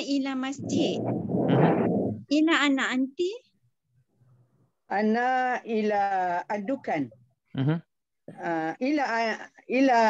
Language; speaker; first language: Arabic; non-native, learner; Malay